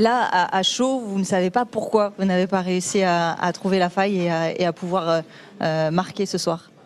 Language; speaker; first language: French; native; French